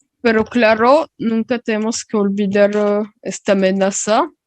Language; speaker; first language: Spanish; early bilingual, heritage; Spanish